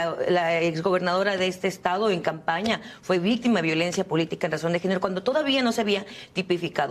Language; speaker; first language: Spanish; native; Spanish